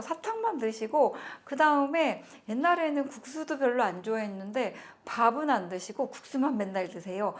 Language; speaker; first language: Korean; native; Korean